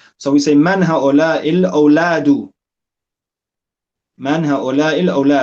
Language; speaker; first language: Arabic; non-native, fluent; English